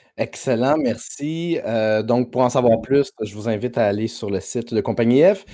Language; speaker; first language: French; native; French